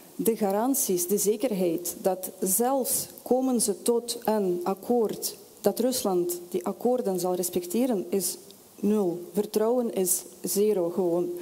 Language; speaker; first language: Dutch; non-native, fluent; Russian